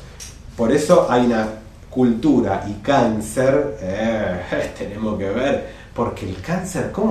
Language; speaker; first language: Spanish; native; Spanish